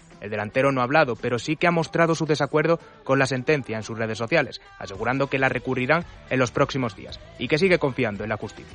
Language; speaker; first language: Spanish; native; Spanish